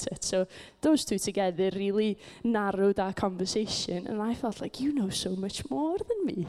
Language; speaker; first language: English; native; English